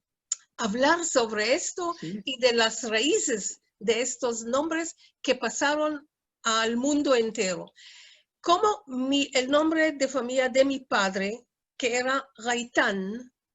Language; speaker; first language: Spanish; early bilingual, heritage; Spanish